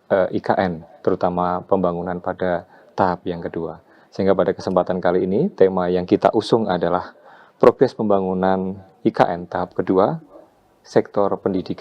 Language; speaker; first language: Indonesian; native; Indonesian